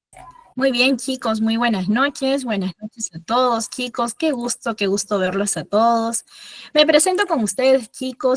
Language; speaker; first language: Spanish; native; Spanish